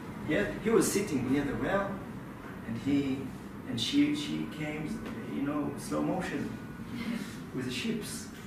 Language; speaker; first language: English; non-native, fluent; Hebrew